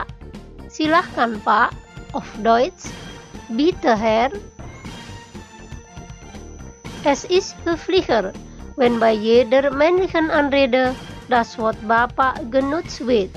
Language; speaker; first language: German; non-native, fluent; Indonesian